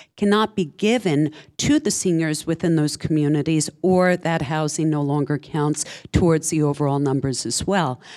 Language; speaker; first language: English; native; English